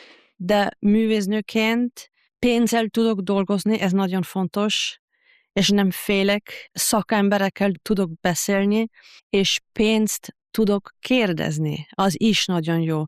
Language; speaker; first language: Hungarian; non-native, learner; German